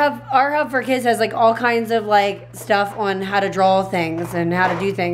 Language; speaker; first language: English; native; English